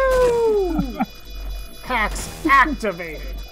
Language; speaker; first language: English; native; English